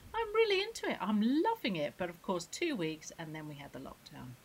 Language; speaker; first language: English; native; English